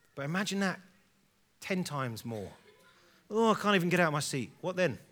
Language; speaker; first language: English; native; English